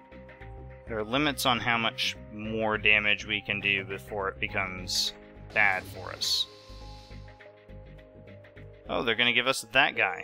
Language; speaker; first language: English; native; English